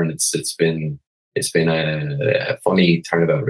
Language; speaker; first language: English; native; English